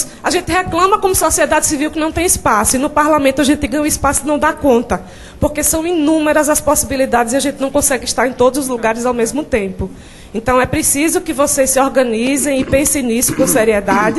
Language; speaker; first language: Portuguese; native; Portuguese